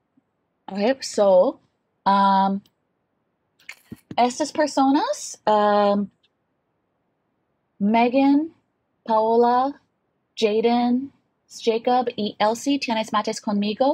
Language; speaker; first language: Spanish; non-native, fluent; English